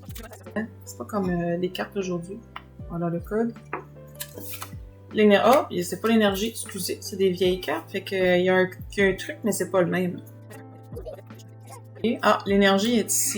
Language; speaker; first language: French; native; French